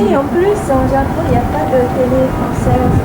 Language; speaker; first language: French; non-native, fluent; Japanese